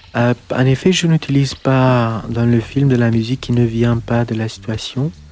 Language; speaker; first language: French; non-native, fluent; Romanian